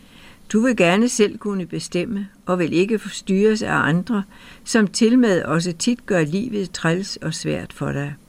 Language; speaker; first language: Danish; native; Danish